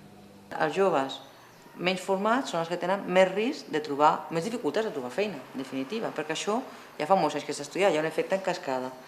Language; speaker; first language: Catalan; native; Catalan